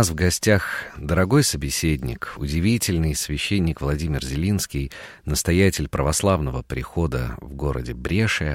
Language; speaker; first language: Russian; native; Russian